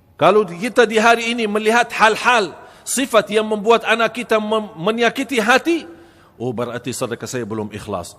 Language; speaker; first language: Malay; non-native, fluent; Arabic